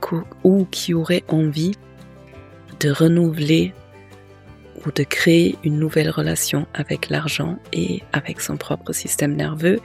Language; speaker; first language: French; native; French